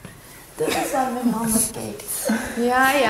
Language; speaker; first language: Dutch; early bilingual, other home language; Turkish